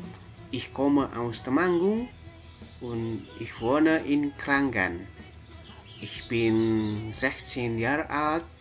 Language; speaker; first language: German; non-native, fluent; Indonesian